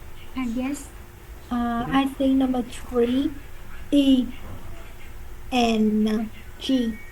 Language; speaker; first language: English; non-native, learner; Vietnamese